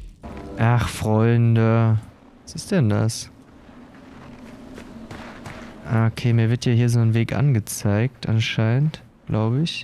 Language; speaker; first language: German; native; German